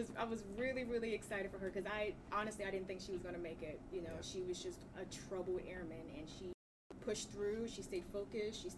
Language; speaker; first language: English; native; English